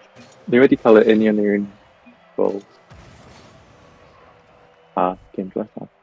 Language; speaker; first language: Welsh; non-native, local second language; English